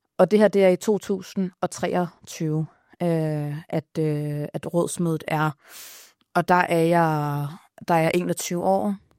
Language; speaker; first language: Danish; early bilingual, other home language; Arabic